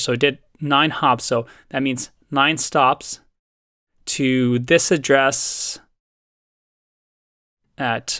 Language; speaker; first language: English; native; English